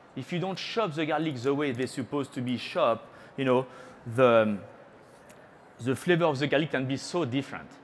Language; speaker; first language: English; non-native, fluent; French